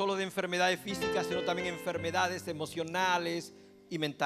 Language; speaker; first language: Spanish; native; Spanish